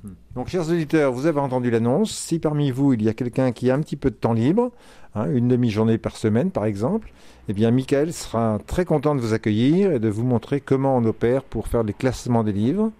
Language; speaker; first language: French; native; French